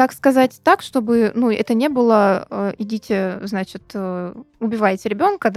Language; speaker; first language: Russian; native; Russian